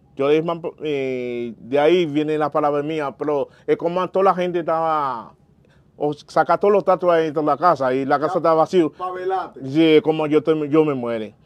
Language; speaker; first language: Spanish; non-native, learner; Haitian Creole